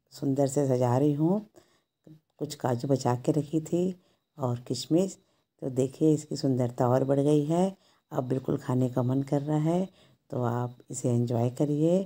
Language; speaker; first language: Hindi; native; Hindi